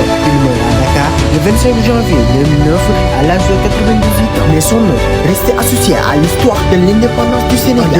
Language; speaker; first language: French; non-native, local second language; Wolof